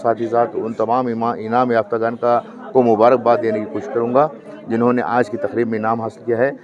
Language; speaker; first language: Hindi; non-native, local second language; Urdu